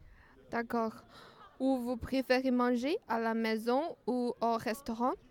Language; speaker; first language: French; non-native, learner; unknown